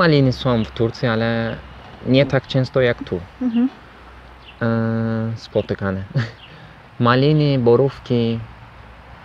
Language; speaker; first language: Polish; non-native, fluent; Turkish